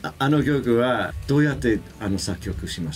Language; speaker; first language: Japanese; non-native, fluent; English